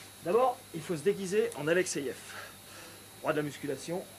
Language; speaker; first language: French; native; French